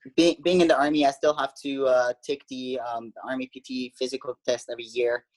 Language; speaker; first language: English; non-native, fluent; German